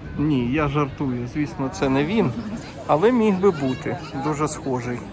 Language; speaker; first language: Ukrainian; native; Ukrainian